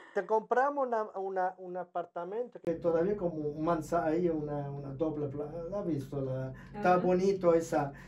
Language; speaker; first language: Spanish; non-native, learner; Italian